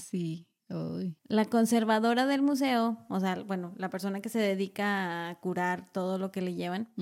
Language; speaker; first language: Spanish; native; Spanish